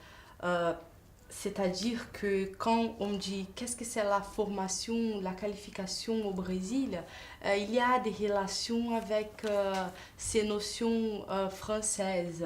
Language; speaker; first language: French; non-native, fluent; Portuguese